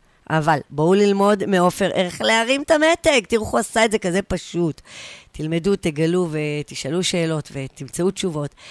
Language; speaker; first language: Hebrew; native; Hebrew